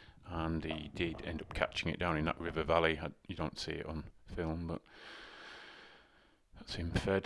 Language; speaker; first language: English; native; English